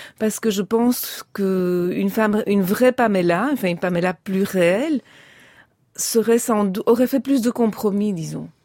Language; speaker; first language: French; early bilingual, other home language; Romanian